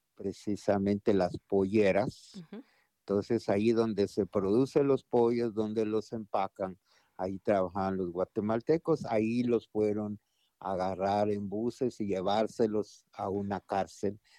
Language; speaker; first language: Spanish; native; Spanish